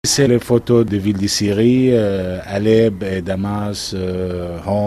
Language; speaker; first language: French; non-native, learner; Arabic